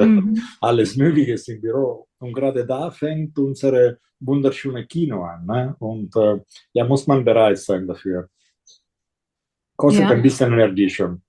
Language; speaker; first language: German; non-native, fluent; Italian